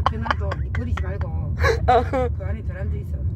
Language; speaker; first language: Korean; native; Korean